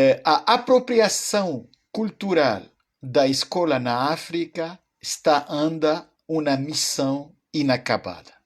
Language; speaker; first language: Portuguese; non-native, fluent; French